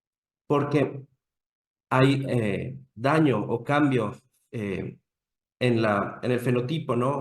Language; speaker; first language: Spanish; native; Spanish